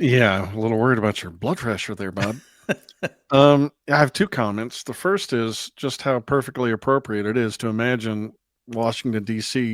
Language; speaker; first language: English; native; English